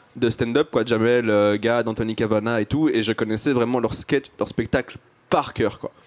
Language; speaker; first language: French; native; French